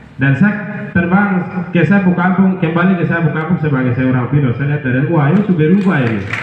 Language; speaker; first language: Indonesian; non-native, local second language; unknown